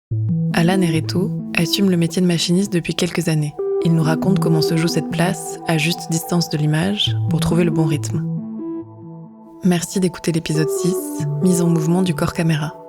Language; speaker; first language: French; native; French